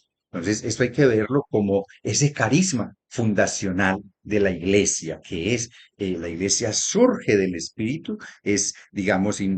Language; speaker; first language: Spanish; native; Spanish